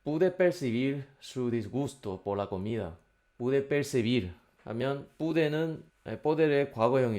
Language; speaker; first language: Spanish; non-native, fluent; Korean